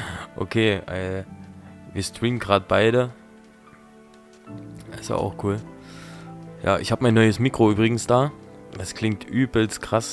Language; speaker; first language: German; native; German